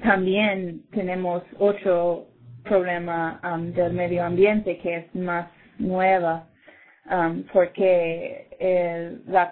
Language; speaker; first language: Spanish; non-native, learner; English